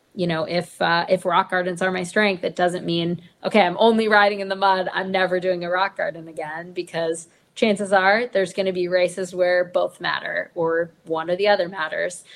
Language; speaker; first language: English; native; English